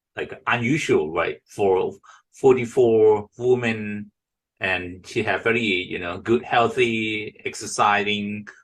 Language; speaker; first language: English; non-native, fluent; Thai